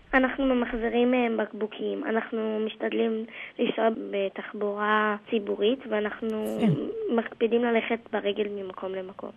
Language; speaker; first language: Hebrew; native; Hebrew